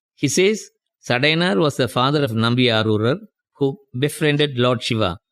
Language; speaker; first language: English; non-native, local second language; Tamil